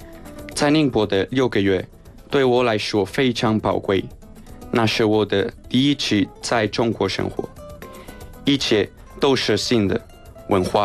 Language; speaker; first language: Chinese; non-native, fluent; Spanish